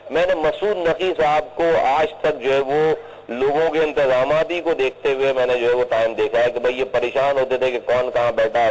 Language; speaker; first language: Urdu; native; Urdu